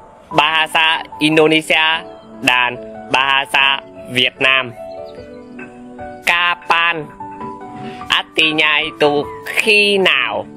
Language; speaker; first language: Indonesian; non-native, fluent; Vietnamese